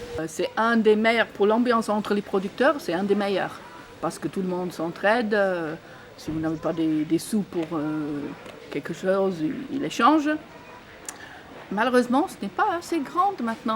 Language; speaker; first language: French; non-native, fluent; English